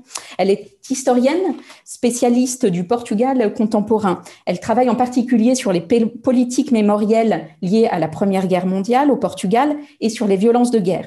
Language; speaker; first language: French; native; French